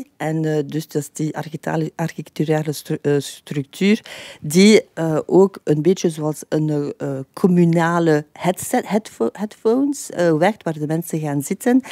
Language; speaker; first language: Dutch; non-native, fluent; French